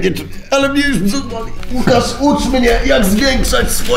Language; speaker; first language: Polish; native; Polish